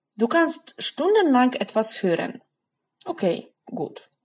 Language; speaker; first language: German; non-native, fluent; Polish